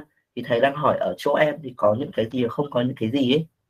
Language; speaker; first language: Vietnamese; native; Vietnamese